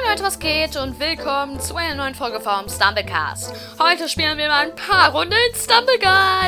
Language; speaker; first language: German; native; German